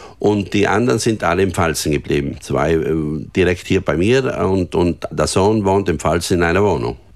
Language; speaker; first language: German; native; German